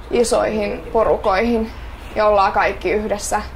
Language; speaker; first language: Finnish; early bilingual, other home language; Estonian